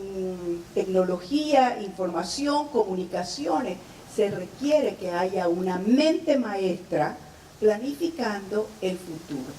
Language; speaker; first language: Spanish; native; Spanish